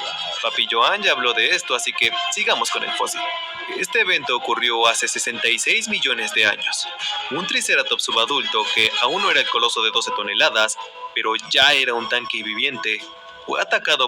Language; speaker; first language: Spanish; native; Spanish